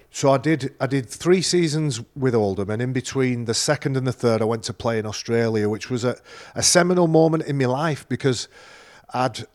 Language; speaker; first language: English; native; English